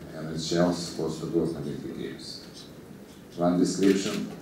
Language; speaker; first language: English; non-native, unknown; Russian